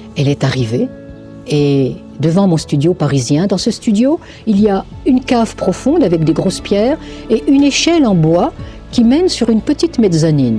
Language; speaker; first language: French; native; French